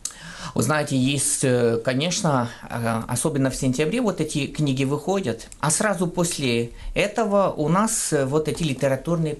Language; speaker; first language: Russian; non-native, fluent; French